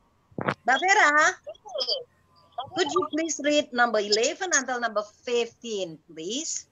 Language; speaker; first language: English; non-native, fluent; Indonesian